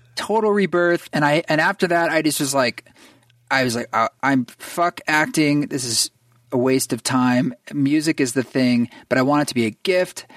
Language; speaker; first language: English; native; English